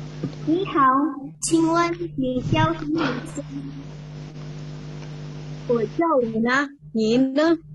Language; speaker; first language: Chinese; non-native, learner; Indonesian